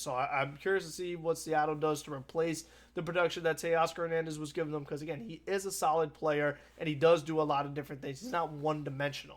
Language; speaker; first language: English; native; English